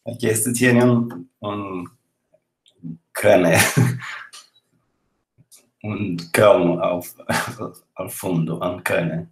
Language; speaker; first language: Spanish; non-native, learner; Portuguese